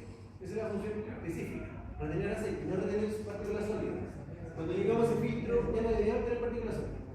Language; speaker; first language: Spanish; native; Spanish